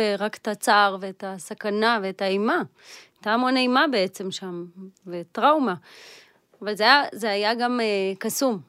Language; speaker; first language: Hebrew; early bilingual, other home language; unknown